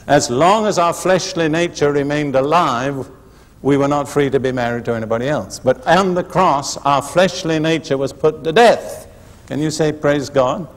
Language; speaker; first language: English; native; English